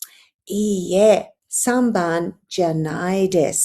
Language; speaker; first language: Japanese; non-native, learner; English